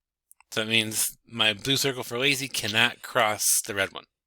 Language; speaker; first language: English; native; English